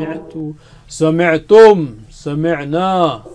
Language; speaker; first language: Arabic; non-native, fluent; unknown